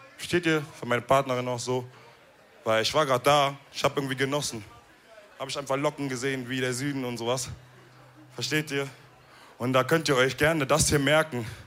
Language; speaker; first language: German; early bilingual, other home language; Wolof